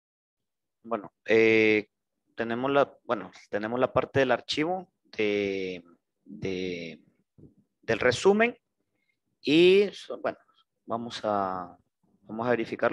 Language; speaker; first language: Spanish; native; Spanish